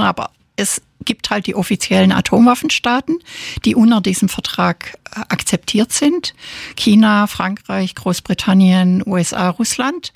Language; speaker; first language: German; native; German